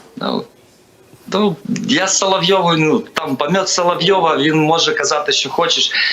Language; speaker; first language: Ukrainian; native; Ukrainian